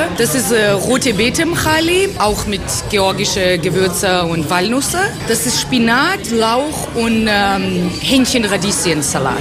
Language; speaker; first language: German; non-native, fluent; Georgian